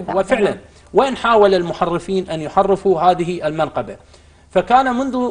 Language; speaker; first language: Arabic; native; Arabic